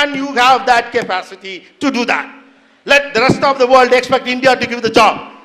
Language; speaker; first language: English; non-native, local second language; Tamil